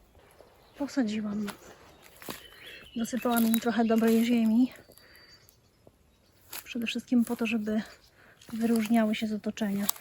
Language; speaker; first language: Polish; native; Polish